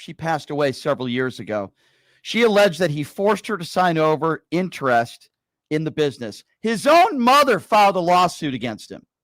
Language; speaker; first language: English; native; English